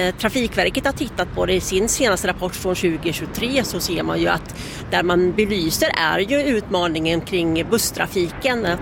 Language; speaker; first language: Swedish; native; Swedish